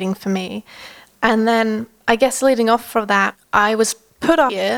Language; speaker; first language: English; native; English